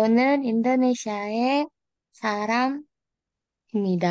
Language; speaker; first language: Korean; non-native, learner; Indonesian